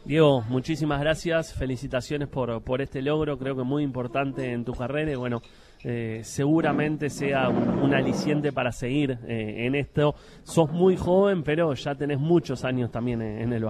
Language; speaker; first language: Spanish; native; Spanish